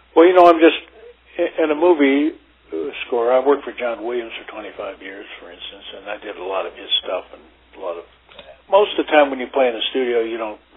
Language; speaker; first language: English; native; English